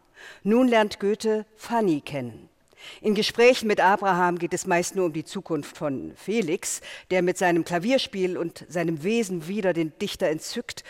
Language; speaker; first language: German; native; German